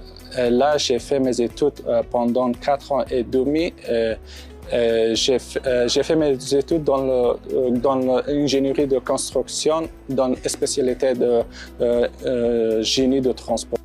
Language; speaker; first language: French; non-native, fluent; Pashto